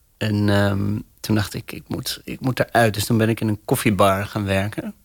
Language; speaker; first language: Dutch; native; Dutch